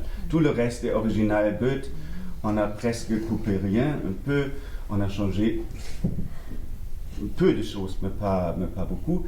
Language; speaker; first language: French; non-native, learner; German